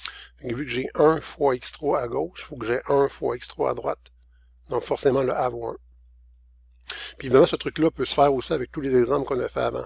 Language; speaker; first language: French; native; French